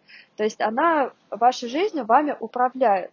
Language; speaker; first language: Russian; native; Russian